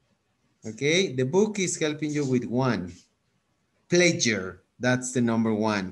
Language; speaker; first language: English; non-native, fluent; Spanish